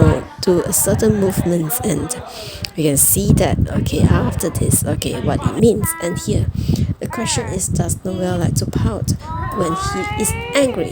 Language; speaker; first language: English; non-native, fluent; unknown